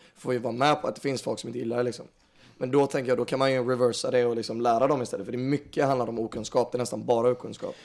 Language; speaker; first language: Swedish; native; Swedish